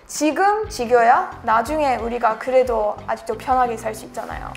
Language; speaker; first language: Korean; non-native, fluent; English